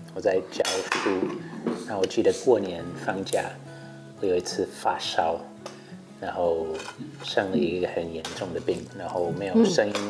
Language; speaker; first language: Chinese; non-native, fluent; English